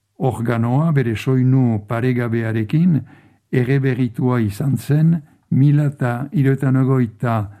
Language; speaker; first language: Basque; native; Basque